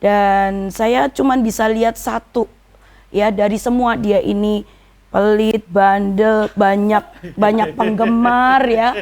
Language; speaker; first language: Indonesian; native; Indonesian